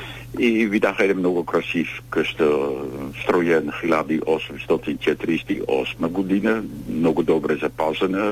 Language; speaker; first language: Bulgarian; non-native, learner; Dutch